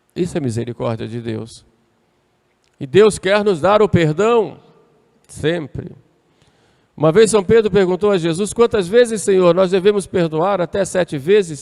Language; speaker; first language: Portuguese; native; Portuguese